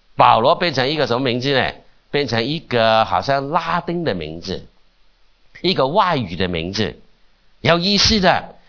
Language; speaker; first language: Chinese; non-native, local second language; Cantonese